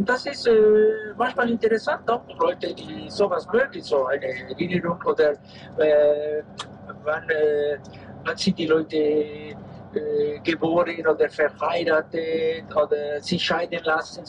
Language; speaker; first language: German; non-native, fluent; Spanish